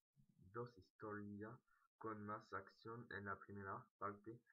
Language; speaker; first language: Spanish; non-native, learner; French